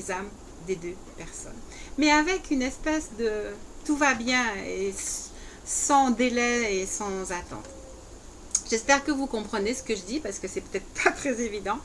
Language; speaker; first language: French; native; French